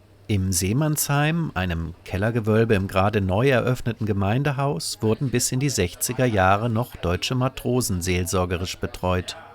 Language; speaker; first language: German; native; German